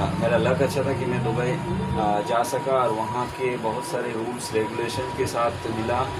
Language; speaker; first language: Hindi; native; Hindi